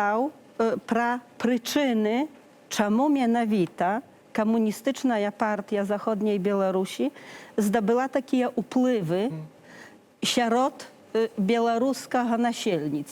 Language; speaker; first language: Polish; non-native, learner; Belarusian